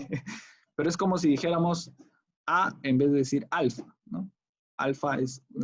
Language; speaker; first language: Spanish; native; Spanish